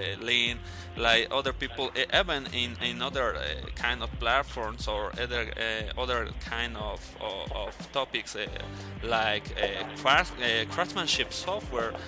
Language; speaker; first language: English; non-native, learner; Spanish